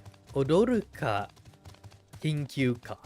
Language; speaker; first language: Japanese; non-native, fluent; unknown